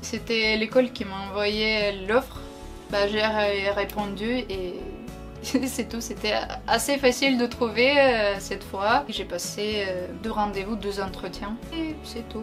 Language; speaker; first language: French; non-native, learner; Ukrainian